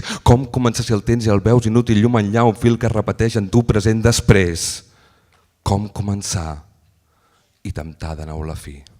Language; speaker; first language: Catalan; native; Catalan